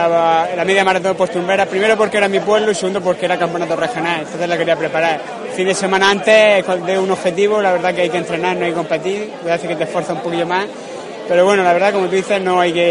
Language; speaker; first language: Spanish; native; Spanish